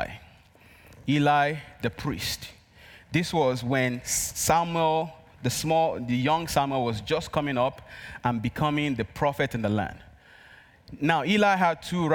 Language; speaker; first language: English; non-native, local second language; Yoruba